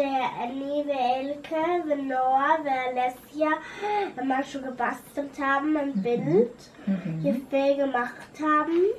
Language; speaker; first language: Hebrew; early bilingual, heritage; Hebrew